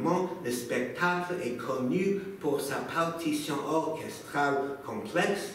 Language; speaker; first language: French; non-native, fluent; English